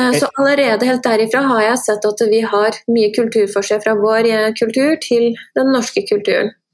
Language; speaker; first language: Norwegian; early bilingual, other home language; Persian